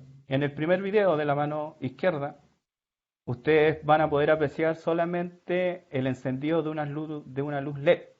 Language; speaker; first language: Spanish; native; Spanish